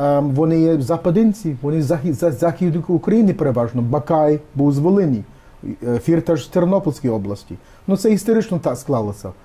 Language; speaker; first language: Ukrainian; early bilingual, heritage; Ukrainian